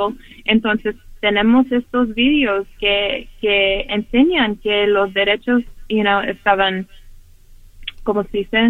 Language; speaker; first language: Spanish; early bilingual, heritage; Spanish